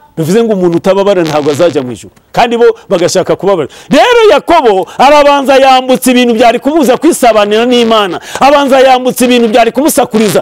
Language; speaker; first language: Kinyarwanda; early bilingual, heritage; Kinyarwanda